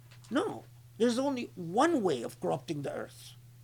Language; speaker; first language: English; non-native, fluent; Arabic